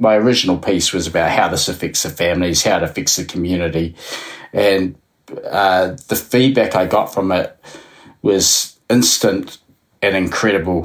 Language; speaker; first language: English; native; English